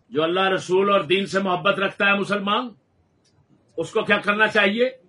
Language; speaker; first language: Urdu; non-native, local second language; Punjabi